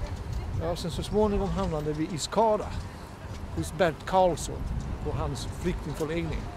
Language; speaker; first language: Swedish; non-native, fluent; Bosnian